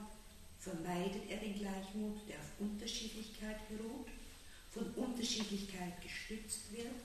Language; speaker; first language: German; native; German